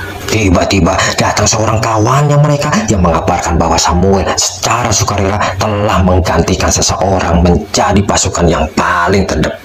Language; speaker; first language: Indonesian; native; Indonesian